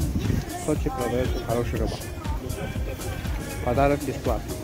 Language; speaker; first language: Russian; non-native, learner; Azerbaijani